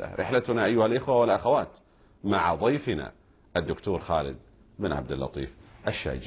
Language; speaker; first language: Arabic; native; Arabic